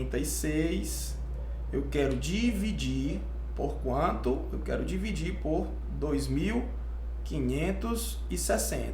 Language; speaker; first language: Portuguese; native; Portuguese